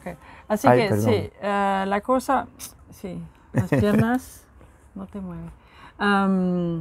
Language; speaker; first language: Spanish; non-native, fluent; French